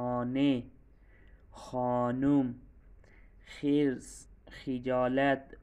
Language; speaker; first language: Persian; non-native, fluent; Urdu